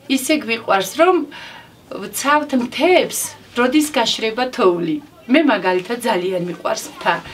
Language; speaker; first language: Georgian; native; Georgian